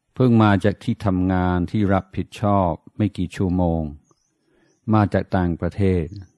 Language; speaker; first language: Thai; non-native, fluent; English